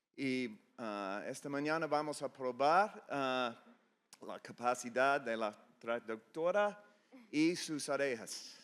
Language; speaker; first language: Spanish; non-native, fluent; English